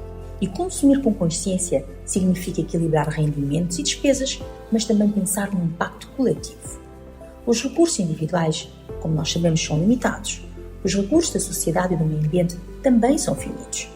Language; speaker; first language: Portuguese; non-native, local second language; Kabuverdianu